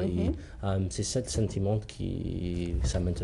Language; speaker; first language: French; non-native, learner; English